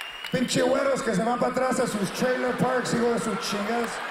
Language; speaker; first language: Spanish; early bilingual, other home language; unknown